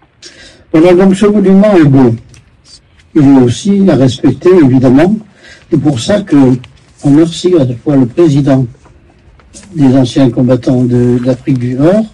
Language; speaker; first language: French; native; French